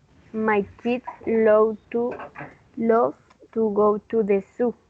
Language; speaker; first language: English; non-native, learner; Spanish